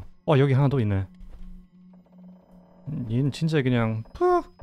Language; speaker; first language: Korean; non-native, fluent; German